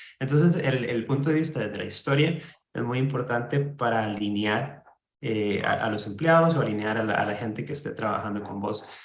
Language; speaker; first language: Spanish; native; Spanish